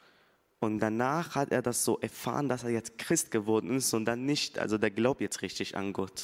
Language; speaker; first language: German; early bilingual, other home language; Persian